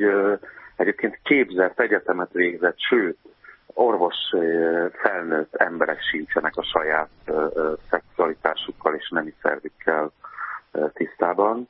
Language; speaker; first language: Hungarian; native; Hungarian